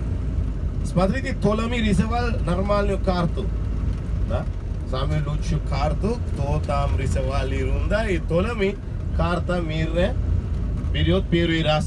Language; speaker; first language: Russian; non-native, learner; Sinhala